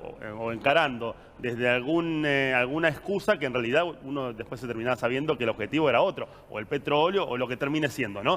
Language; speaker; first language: Spanish; native; Spanish